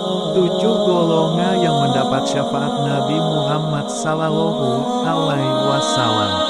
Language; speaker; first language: Indonesian; native; Indonesian